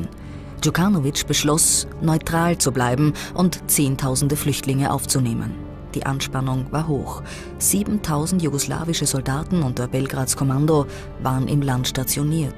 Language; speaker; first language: German; native; German